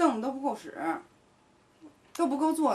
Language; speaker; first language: Chinese; native; Chinese